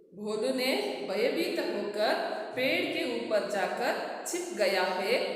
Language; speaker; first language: Hindi; non-native, local second language; Kannada